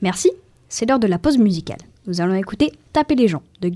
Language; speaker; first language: French; native; French